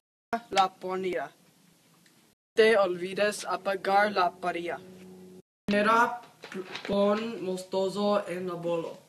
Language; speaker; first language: Spanish; non-native, learner; English